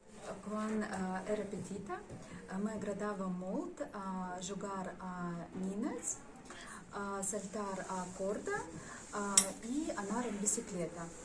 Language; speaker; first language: Catalan; non-native, learner; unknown